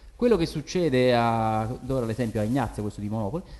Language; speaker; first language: Italian; native; Italian